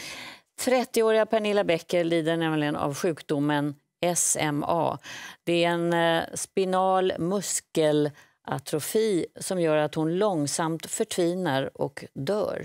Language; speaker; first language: Swedish; native; Swedish